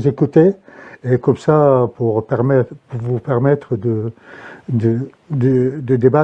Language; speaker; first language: French; non-native, fluent; Arabic